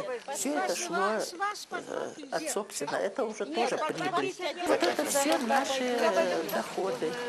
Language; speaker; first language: Russian; native; Russian